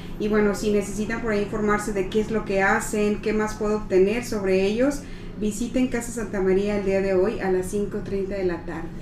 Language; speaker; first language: Spanish; native; Spanish